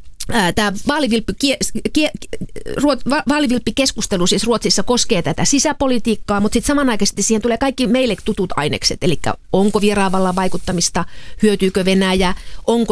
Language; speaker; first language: Finnish; native; Finnish